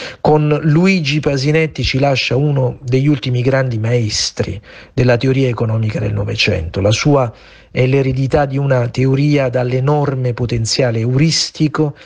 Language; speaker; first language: Italian; native; Italian